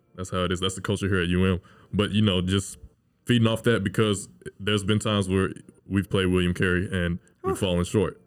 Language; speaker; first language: English; native; English